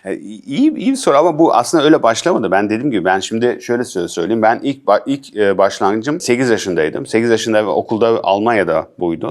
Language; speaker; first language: Turkish; early bilingual, heritage; Turkish